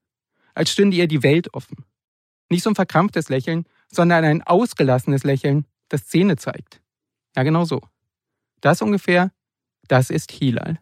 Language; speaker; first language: German; native; German